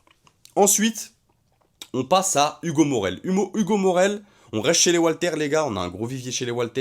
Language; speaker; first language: French; native; French